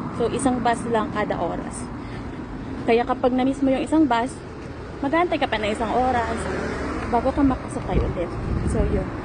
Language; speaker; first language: Filipino; native; Filipino